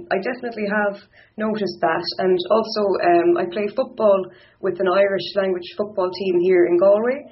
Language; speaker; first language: English; non-native, local second language; Irish